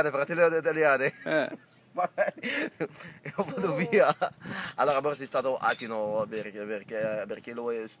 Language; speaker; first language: Italian; non-native, learner; Arabic